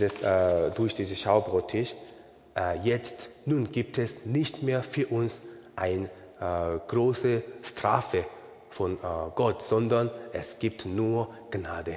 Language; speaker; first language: German; non-native, learner; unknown